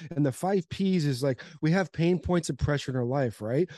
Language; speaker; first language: English; native; English